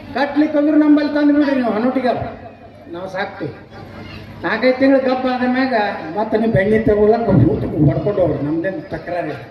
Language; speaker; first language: Kannada; native; Kannada